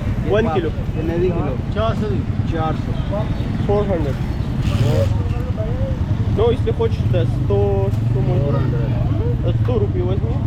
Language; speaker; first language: Russian; non-native, learner; Pashto